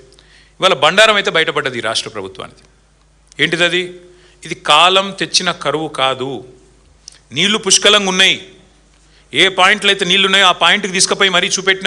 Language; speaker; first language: Telugu; native; Telugu